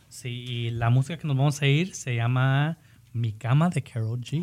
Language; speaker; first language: Spanish; early bilingual, heritage; Spanish